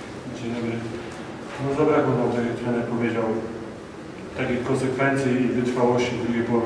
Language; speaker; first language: Polish; native; Polish